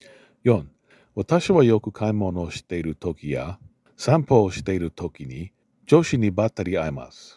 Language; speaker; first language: Japanese; non-native, learner; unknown